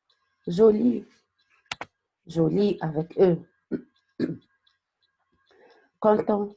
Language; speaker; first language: French; non-native, fluent; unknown